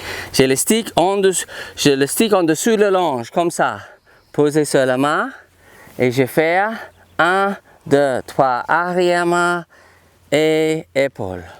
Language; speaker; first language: French; non-native, fluent; English